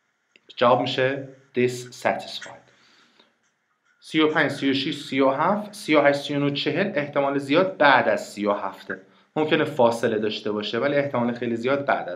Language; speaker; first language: Persian; native; Persian